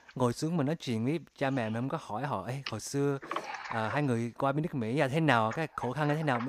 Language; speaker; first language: Vietnamese; early bilingual, heritage; Vietnamese